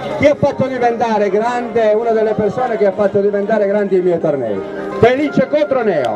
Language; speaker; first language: Italian; native; Italian